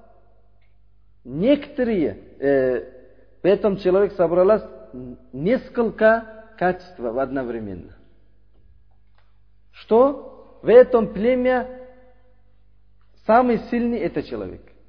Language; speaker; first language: Russian; non-native, learner; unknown